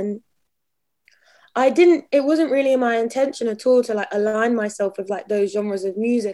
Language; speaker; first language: English; native; English